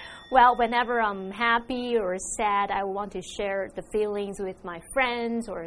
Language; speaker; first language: English; non-native, fluent; Chinese